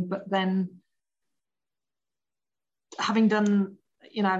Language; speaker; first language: English; non-native, fluent; German